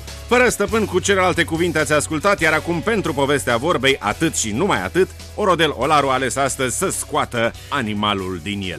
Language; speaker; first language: Romanian; native; Romanian